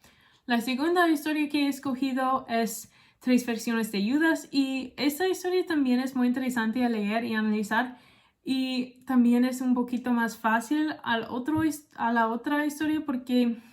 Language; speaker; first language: Spanish; non-native, learner; English